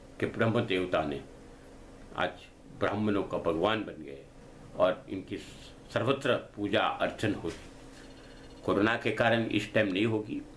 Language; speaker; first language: Hindi; non-native, local second language; Gujarati